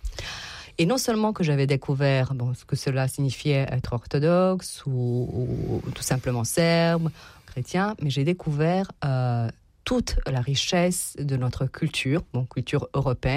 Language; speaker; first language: French; non-native, fluent; Serbian